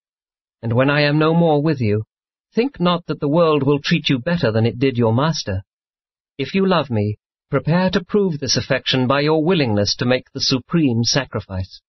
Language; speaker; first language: English; native; English